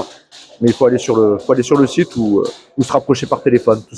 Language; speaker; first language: French; native; French